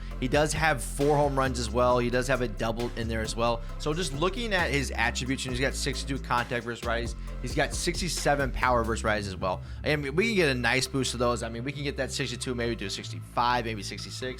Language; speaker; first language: English; native; English